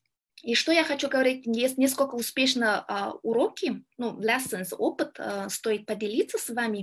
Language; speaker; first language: Russian; non-native, learner; Kyrgyz